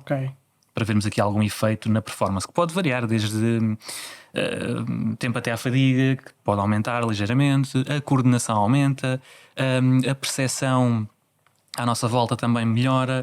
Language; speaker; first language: Portuguese; native; Portuguese